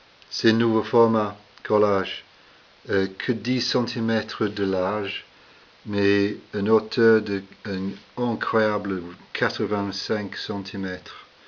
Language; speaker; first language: French; non-native, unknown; English